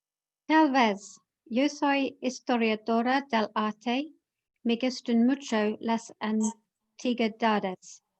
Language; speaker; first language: Spanish; non-native, learner; English